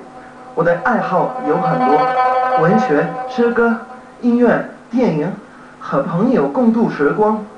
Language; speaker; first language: Chinese; non-native, learner; Spanish